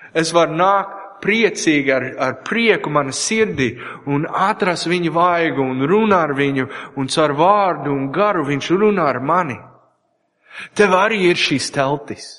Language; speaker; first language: Latvian; non-native, learner; English